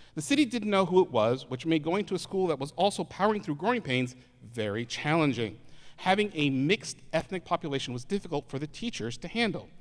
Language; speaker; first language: English; native; English